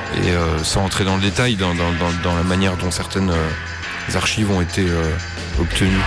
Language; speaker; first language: French; native; French